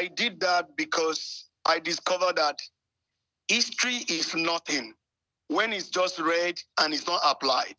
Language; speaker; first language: English; non-native, local second language; Yoruba